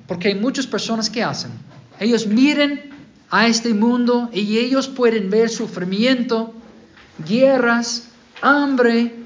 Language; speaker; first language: Spanish; non-native, fluent; English